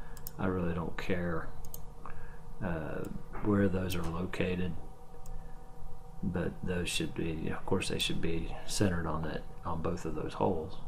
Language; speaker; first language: English; native; English